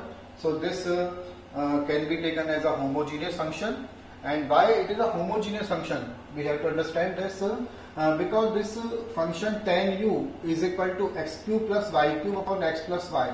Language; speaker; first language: English; non-native, local second language; Hindi